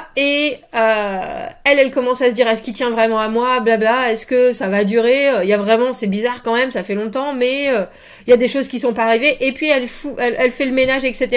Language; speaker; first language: French; native; French